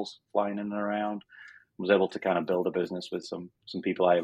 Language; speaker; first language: English; native; English